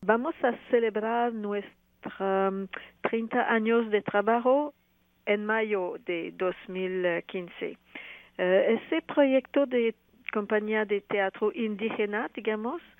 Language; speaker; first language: Spanish; non-native, fluent; French